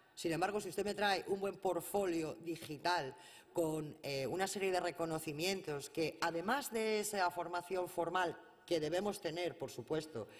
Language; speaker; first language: Spanish; native; Spanish